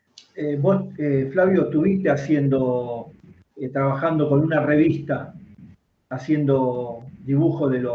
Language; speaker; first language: Spanish; native; Spanish